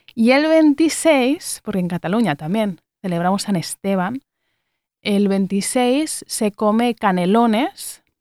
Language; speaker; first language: Spanish; native; Spanish